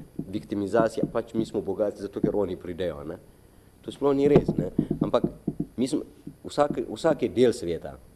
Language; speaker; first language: Slovenian; non-native, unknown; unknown